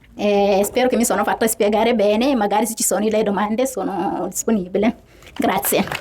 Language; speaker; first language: Italian; non-native, fluent; Fula